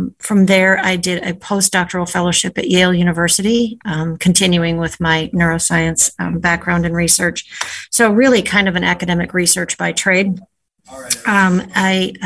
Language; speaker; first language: English; native; English